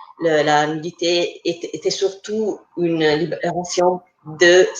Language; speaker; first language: French; non-native, fluent; Italian